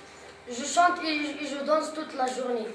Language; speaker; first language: French; non-native, learner; Arabic